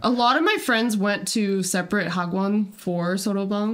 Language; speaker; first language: English; native; English